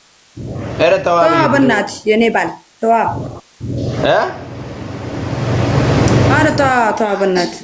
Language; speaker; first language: Amharic; non-native, learner; Oromo